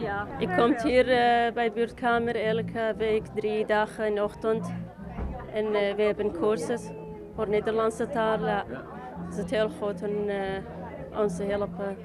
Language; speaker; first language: Dutch; non-native, learner; Kurdish